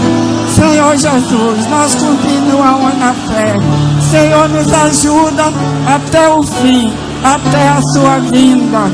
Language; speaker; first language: Portuguese; early bilingual, other home language; Swedish